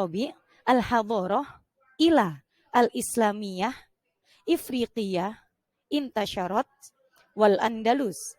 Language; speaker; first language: Arabic; non-native, fluent; Indonesian